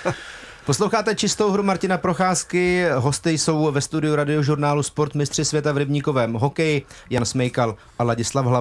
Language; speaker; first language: Czech; native; Czech